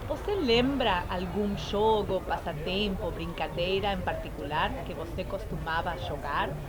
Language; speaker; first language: Portuguese; non-native, fluent; Spanish